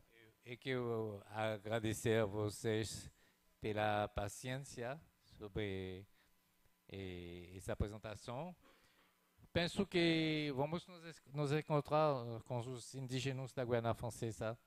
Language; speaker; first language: Portuguese; non-native, fluent; French